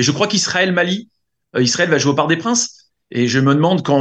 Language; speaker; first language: French; native; French